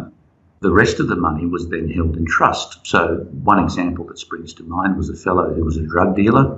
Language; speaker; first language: English; native; English